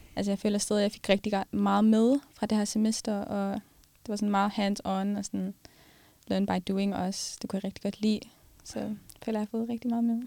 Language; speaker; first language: Danish; early bilingual, other home language; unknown